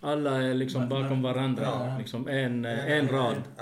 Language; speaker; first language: Swedish; non-native, fluent; Arabic